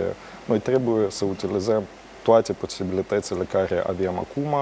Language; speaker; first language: Romanian; non-native, local second language; Russian